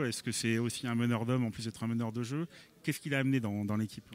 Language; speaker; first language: French; native; French